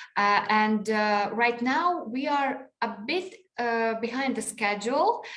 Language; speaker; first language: English; non-native, fluent; Latvian